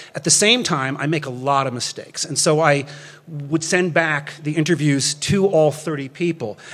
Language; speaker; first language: English; native; English